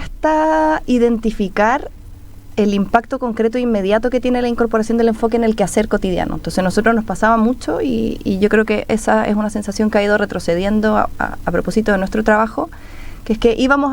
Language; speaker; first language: Spanish; native; Spanish